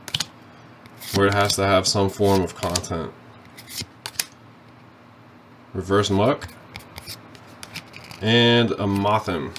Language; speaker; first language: English; native; English